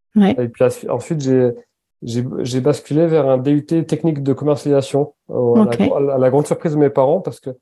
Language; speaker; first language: French; native; French